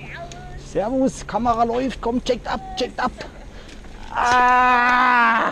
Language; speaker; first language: German; native; German